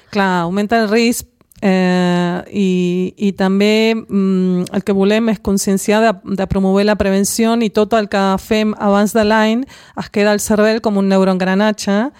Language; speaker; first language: Catalan; non-native, local second language; Spanish